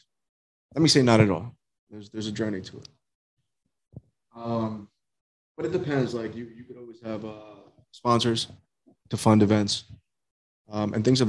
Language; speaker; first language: English; native; English